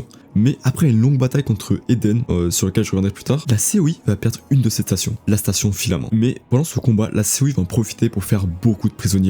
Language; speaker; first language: French; native; French